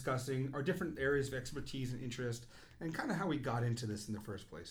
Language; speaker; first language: English; early bilingual, other home language; Kannada